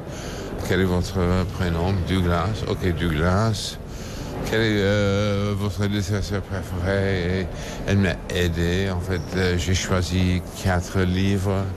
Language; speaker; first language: French; non-native, fluent; English